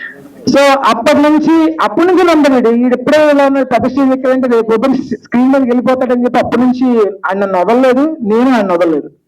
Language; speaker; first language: Telugu; native; Telugu